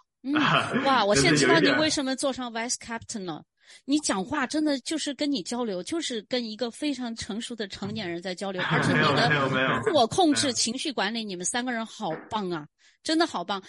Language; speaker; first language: Chinese; native; Chinese